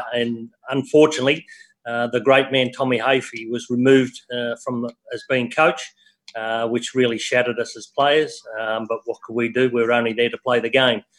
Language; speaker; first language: English; native; English